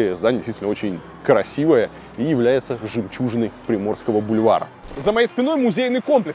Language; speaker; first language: Russian; native; Russian